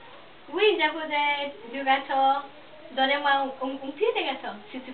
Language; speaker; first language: French; non-native, learner; English